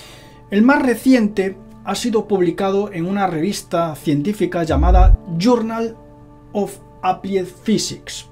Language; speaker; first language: Spanish; native; Spanish